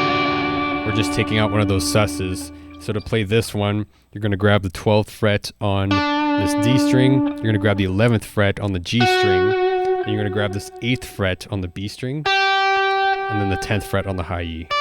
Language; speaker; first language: English; native; English